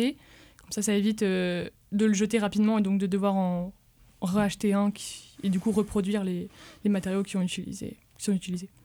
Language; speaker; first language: French; native; French